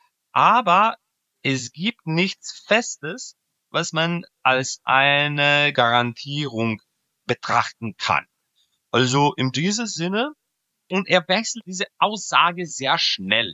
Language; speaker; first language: German; non-native, fluent; Serbian